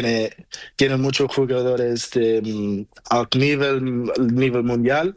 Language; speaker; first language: Spanish; non-native, learner; Portuguese